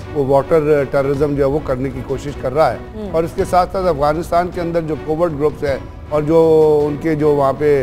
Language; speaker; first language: Urdu; native; Urdu